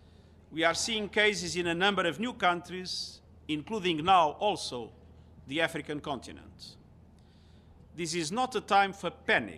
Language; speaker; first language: English; non-native, fluent; Portuguese